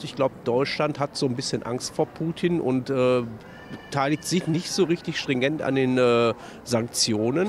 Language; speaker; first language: German; native; German